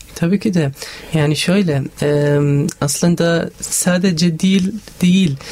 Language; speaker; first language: Turkish; non-native, learner; Arabic